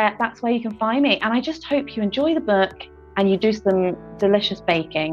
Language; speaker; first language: English; native; English